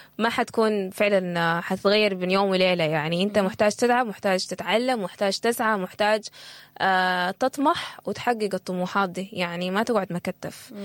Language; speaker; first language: Arabic; native; Arabic